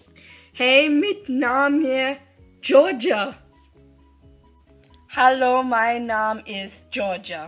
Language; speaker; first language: German; non-native, learner; English